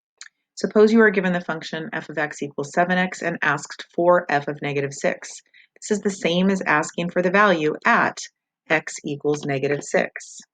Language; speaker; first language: English; native; English